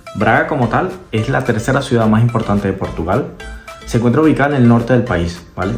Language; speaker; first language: Spanish; native; Spanish